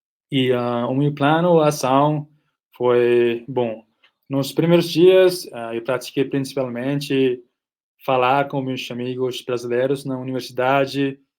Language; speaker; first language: Portuguese; non-native, fluent; Nepali